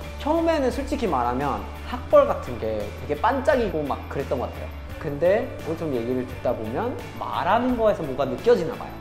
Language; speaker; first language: Korean; non-native, fluent; English